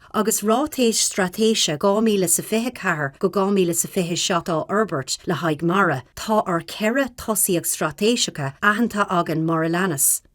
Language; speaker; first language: Irish; non-native, local second language; English